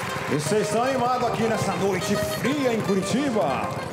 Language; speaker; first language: Portuguese; native; Portuguese